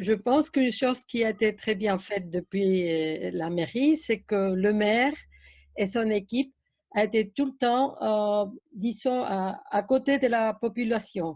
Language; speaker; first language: French; non-native, fluent; Spanish